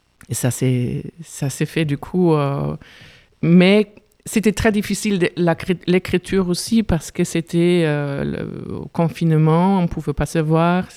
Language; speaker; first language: French; non-native, fluent; German